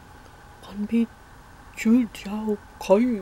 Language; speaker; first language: Vietnamese; non-native, learner; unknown